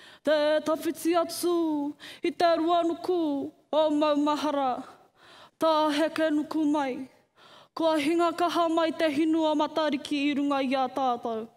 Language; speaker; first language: Māori; non-native, local second language; English